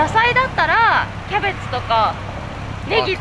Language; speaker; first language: Japanese; native; Japanese